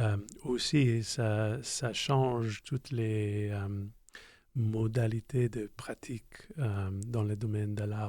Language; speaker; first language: French; non-native, local second language; English